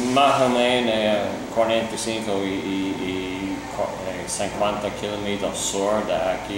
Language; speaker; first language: Spanish; non-native, learner; English